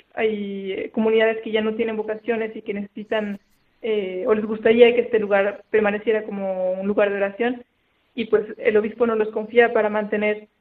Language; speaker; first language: Spanish; native; Spanish